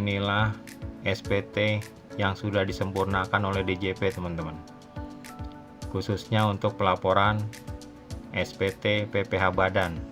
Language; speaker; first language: Indonesian; native; Indonesian